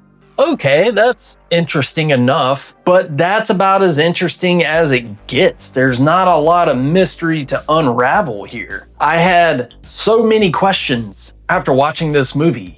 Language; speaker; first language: English; native; English